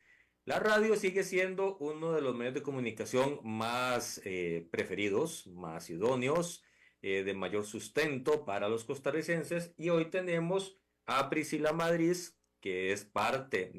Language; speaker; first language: Spanish; native; Spanish